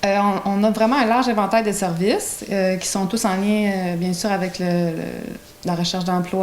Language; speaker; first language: French; native; French